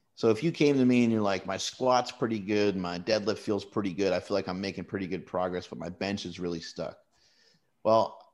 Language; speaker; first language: English; native; English